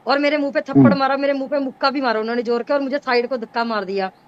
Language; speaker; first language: Hindi; non-native, local second language; Punjabi